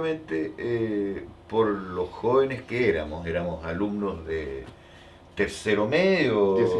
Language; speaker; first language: Spanish; native; Spanish